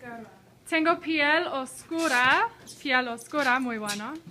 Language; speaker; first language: Spanish; non-native, fluent; English